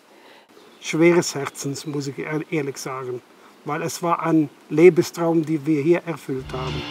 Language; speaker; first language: German; non-native, fluent; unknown